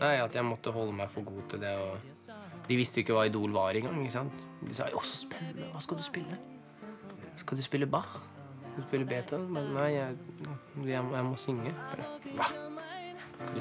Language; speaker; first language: Norwegian; early bilingual, other home language; Russian